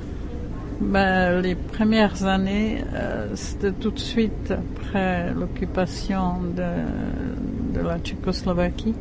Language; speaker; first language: French; non-native, fluent; Czech